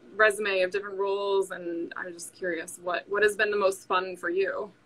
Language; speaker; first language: English; native; English